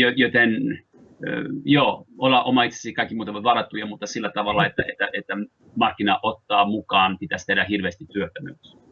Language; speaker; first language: Finnish; non-native, fluent; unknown